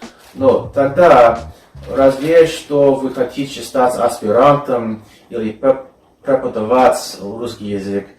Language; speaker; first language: Russian; non-native, fluent; English